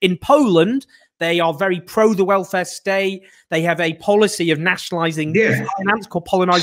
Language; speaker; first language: English; native; English